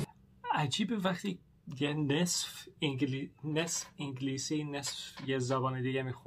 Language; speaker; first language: Persian; non-native, learner; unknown